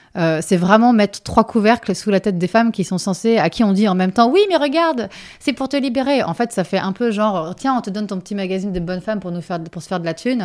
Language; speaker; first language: French; native; French